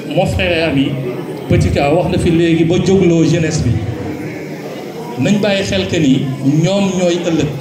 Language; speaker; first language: Wolof; native; Wolof